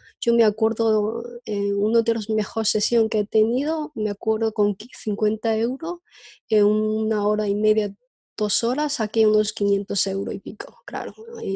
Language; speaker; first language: Spanish; non-native, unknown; Chinese